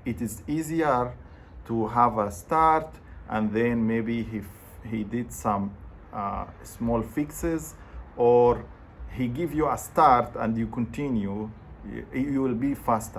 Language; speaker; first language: English; non-native, fluent; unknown